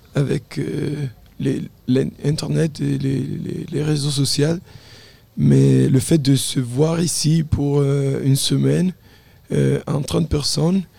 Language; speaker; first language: French; non-native, local second language; Italian